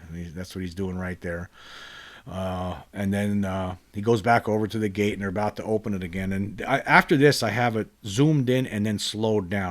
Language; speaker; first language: English; native; English